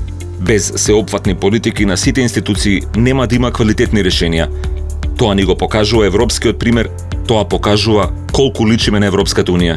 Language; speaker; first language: Macedonian; native; Macedonian